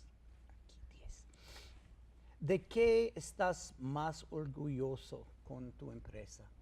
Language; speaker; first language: Spanish; non-native, learner; English